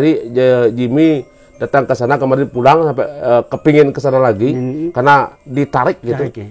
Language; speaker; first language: Indonesian; native; Indonesian